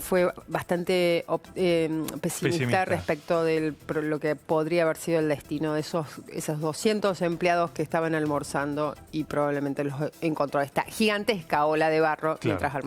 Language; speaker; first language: Spanish; native; Spanish